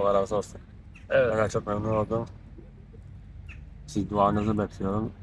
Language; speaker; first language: Turkish; non-native, learner; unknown